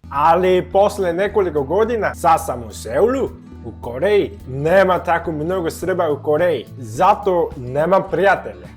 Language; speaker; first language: Serbian; non-native, fluent; Korean